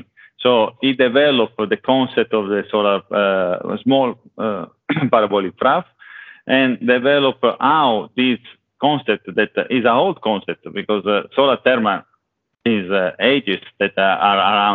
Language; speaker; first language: English; non-native, fluent; Italian